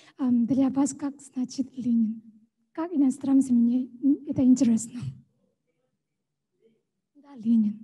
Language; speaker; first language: Russian; non-native, learner; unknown